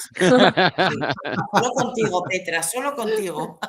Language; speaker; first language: Spanish; native; Spanish